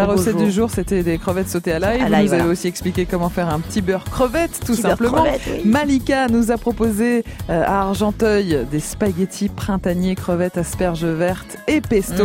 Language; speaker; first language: French; native; French